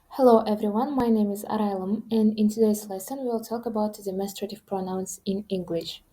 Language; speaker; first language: English; non-native, fluent; Kazakh